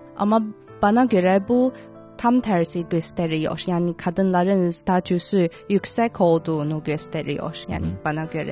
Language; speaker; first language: Turkish; non-native, fluent; Chinese